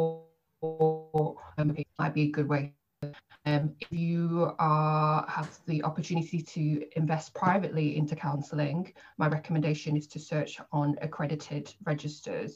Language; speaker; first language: English; native; English